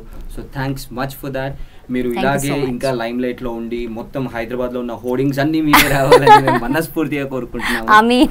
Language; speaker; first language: Telugu; native; Telugu